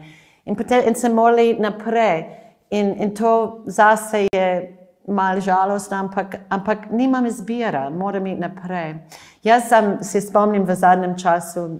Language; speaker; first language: Slovenian; non-native, fluent; English